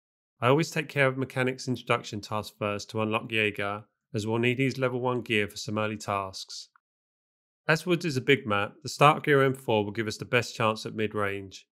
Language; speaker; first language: English; native; English